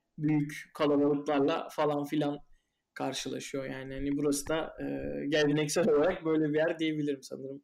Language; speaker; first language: Turkish; native; Turkish